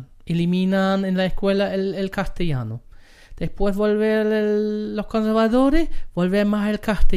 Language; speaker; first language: Spanish; non-native, learner; German